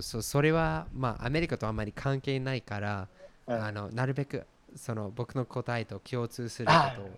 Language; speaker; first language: Japanese; non-native, fluent; English